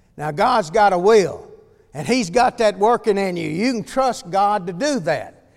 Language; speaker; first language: English; native; English